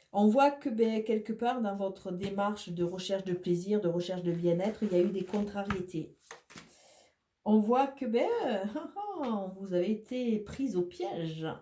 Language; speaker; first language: French; native; French